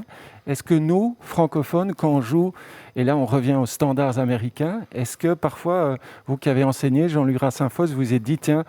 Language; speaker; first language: French; native; French